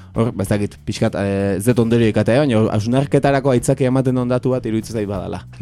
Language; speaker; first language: Basque; native; Basque